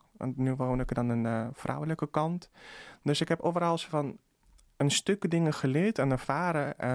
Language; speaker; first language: Dutch; early bilingual, other home language; Russian